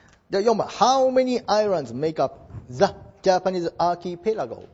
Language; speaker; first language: English; non-native, fluent; Japanese